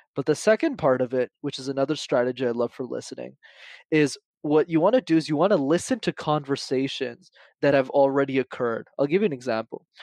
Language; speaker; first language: English; native; English